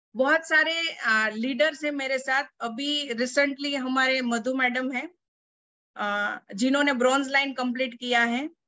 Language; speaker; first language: Hindi; non-native, local second language; Gujarati